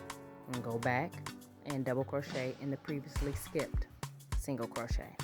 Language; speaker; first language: English; native; English